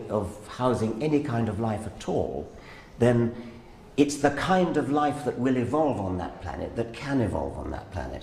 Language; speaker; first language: English; native; English